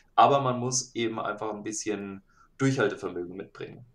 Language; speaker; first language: German; native; German